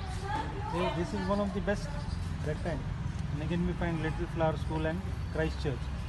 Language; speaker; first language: English; non-native, local second language; Marathi